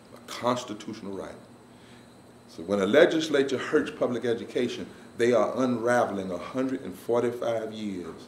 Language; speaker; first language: English; native; English